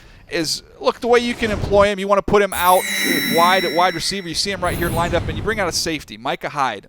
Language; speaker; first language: English; native; English